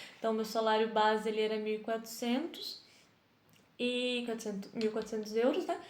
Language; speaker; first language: Portuguese; native; Portuguese